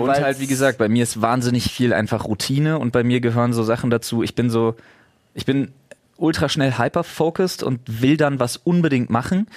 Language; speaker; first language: German; native; German